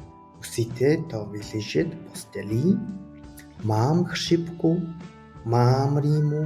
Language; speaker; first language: Czech; non-native, fluent; Mongolian